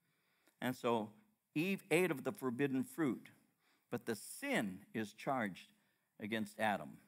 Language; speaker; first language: English; native; English